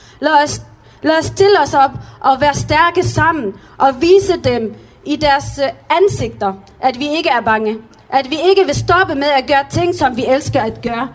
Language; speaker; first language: Danish; early bilingual, other home language; Arabic